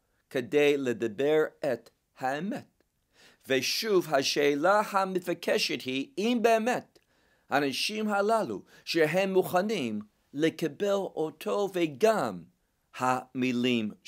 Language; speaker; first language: Hebrew; non-native, fluent; English